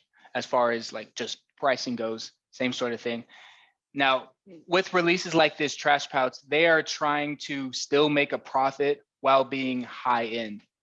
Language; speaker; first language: English; native; English